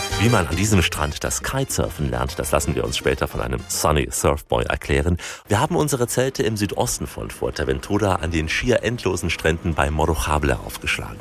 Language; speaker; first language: German; native; German